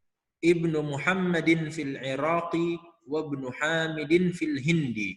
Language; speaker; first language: Arabic; non-native, fluent; Indonesian